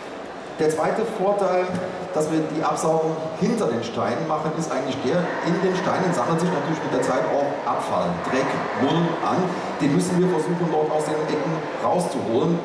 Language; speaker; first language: German; native; German